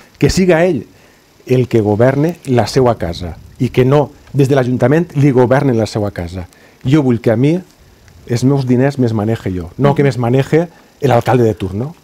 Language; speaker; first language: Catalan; native; Catalan